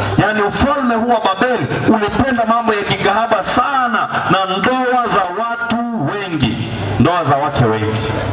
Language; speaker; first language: Swahili; non-native, local second language; Gusii